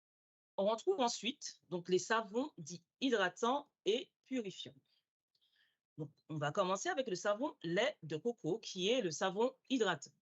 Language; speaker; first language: French; native; French